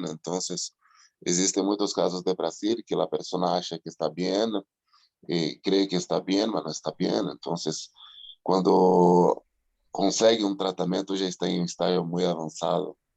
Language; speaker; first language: Spanish; non-native, fluent; Portuguese